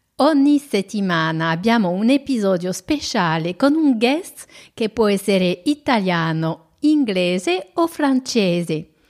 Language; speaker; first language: Italian; non-native, fluent; French